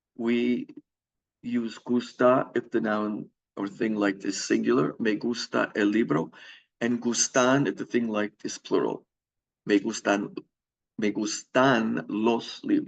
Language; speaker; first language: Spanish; non-native, fluent; English